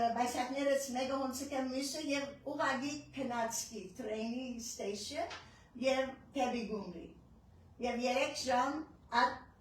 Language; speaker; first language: Armenian; early bilingual, heritage; Armenian